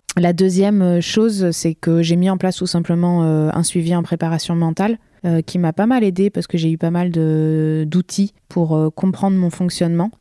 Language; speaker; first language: French; native; French